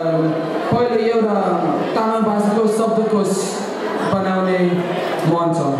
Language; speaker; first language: Nepali; non-native, fluent; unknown